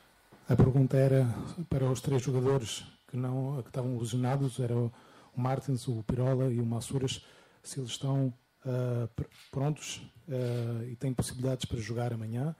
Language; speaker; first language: Portuguese; non-native, fluent; Greek